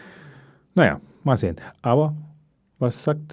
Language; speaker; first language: German; native; German